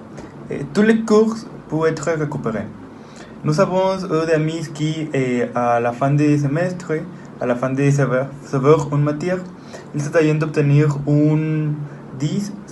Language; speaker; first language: French; non-native, learner; Spanish